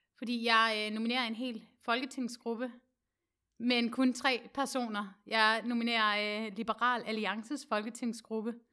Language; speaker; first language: Danish; native; Danish